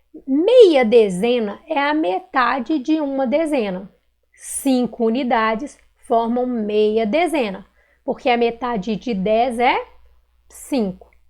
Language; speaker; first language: Portuguese; native; Portuguese